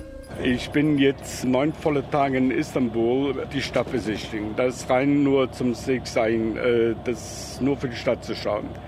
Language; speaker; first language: German; native; German